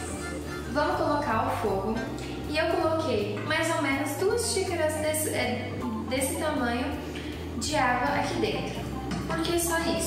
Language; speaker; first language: Portuguese; native; Portuguese